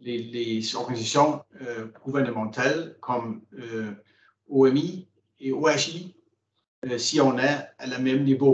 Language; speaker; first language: French; non-native, fluent; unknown